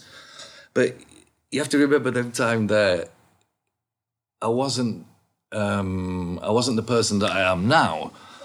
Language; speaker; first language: English; native; English